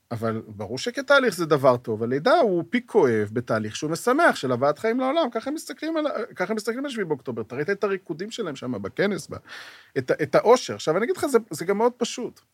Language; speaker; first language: Hebrew; native; Hebrew